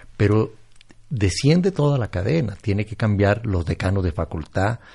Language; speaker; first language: Spanish; native; Spanish